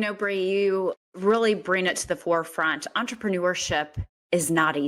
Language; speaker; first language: English; native; English